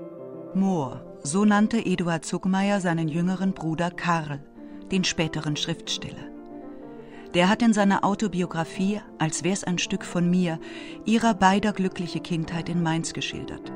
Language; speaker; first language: German; native; German